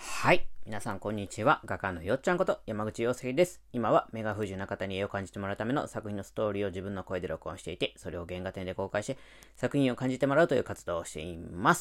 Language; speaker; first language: Japanese; native; Japanese